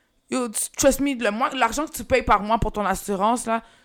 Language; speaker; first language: French; early bilingual, heritage; French